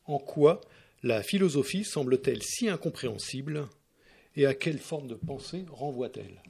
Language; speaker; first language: French; native; French